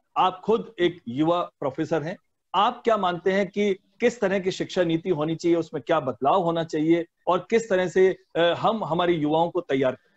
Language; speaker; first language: Hindi; native; Hindi